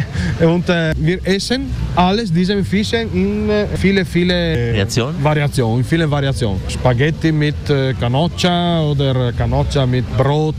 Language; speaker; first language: German; non-native, learner; Italian